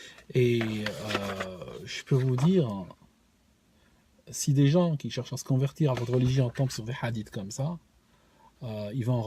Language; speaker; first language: French; native; French